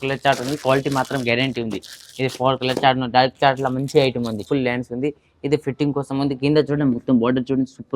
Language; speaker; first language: Telugu; non-native, local second language; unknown